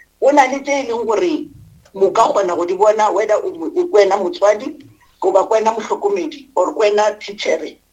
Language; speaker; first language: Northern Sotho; non-native, local second language; Venda